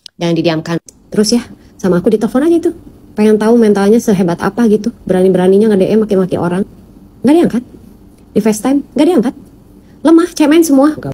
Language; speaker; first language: Indonesian; native; Indonesian